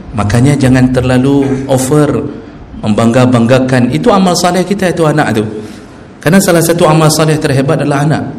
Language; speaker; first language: Malay; non-native, local second language; Achinese